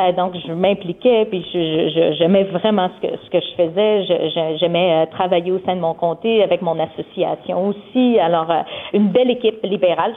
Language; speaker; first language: French; native; French